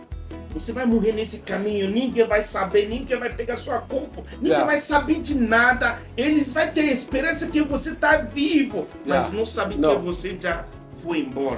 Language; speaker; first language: Portuguese; non-native, fluent; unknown